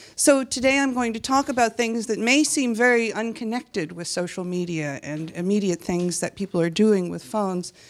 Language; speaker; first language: English; native; English